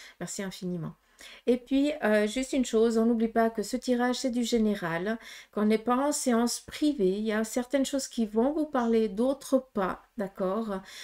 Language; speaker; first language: French; early bilingual, other home language; Portuguese